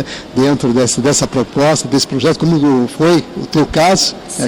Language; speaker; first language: Portuguese; native; Portuguese